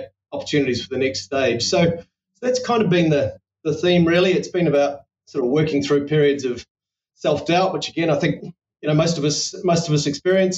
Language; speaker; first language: English; native; English